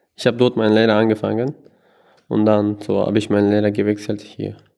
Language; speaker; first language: German; non-native, learner; Persian